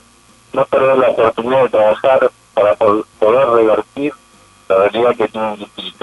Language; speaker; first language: Spanish; native; Spanish